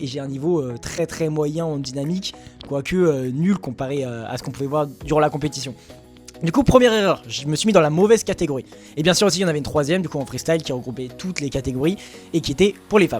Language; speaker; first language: French; native; French